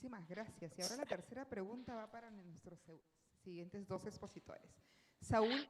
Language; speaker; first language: Spanish; native; Spanish